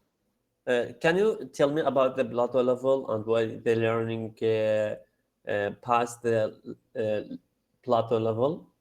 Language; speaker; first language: English; non-native, learner; Arabic